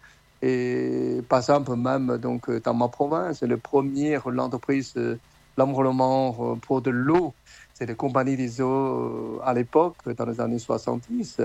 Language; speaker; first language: French; non-native, fluent; Chinese